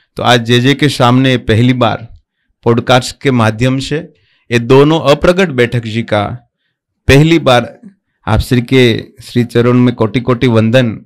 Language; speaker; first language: Hindi; non-native, local second language; Gujarati